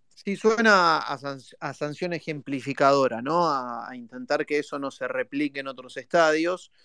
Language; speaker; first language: Spanish; native; Spanish